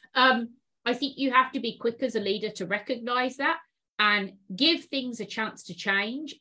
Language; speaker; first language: English; native; English